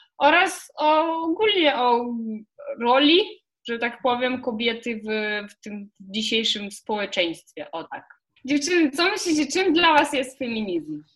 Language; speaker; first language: Polish; non-native, fluent; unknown